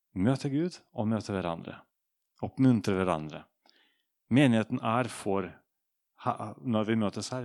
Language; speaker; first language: Norwegian; non-native, fluent; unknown